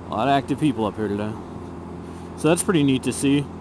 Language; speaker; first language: English; native; English